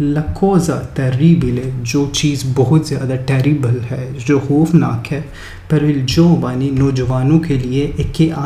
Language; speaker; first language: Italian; non-native, fluent; Urdu